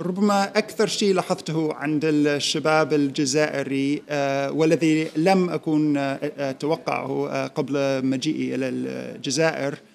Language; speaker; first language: Arabic; non-native, fluent; English